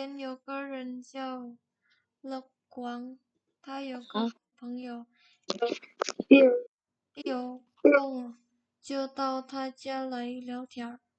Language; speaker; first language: Chinese; non-native, learner; Indonesian